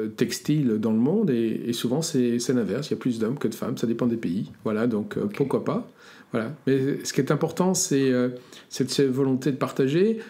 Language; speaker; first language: French; native; French